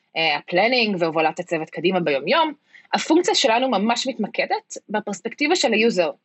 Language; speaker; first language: Hebrew; early bilingual, heritage; Hebrew